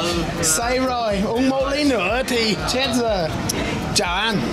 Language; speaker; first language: Vietnamese; non-native, fluent; English